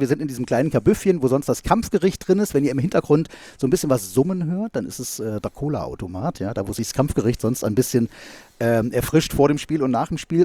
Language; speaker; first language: German; native; German